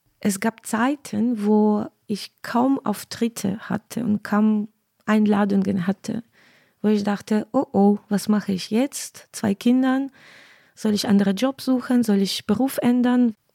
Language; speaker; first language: German; non-native, fluent; Ukrainian